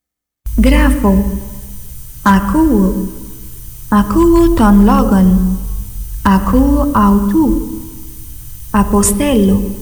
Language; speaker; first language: Greek; non-native, fluent; Portuguese